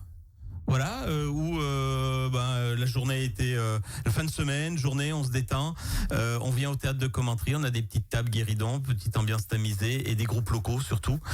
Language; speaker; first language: French; native; French